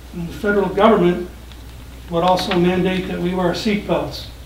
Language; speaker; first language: English; native; English